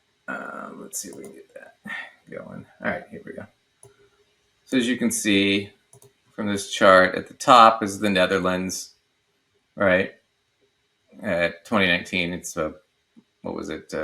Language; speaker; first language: English; native; English